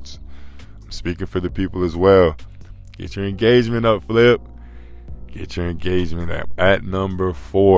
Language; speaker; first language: English; native; English